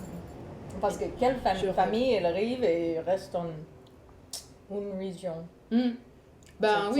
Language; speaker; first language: French; non-native, learner; English